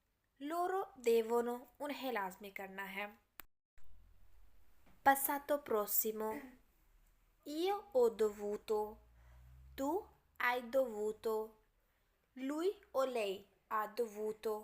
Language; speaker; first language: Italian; non-native, fluent; Urdu